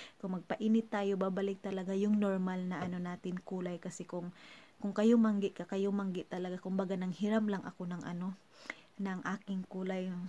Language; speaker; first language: Filipino; non-native, local second language; Cebuano